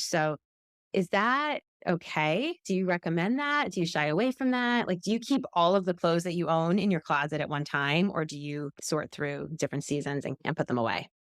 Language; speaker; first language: English; native; English